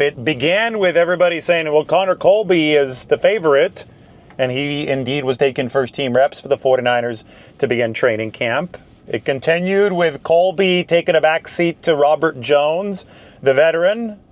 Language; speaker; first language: English; native; English